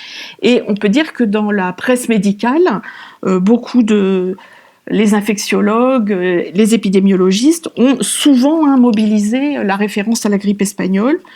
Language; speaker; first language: French; native; French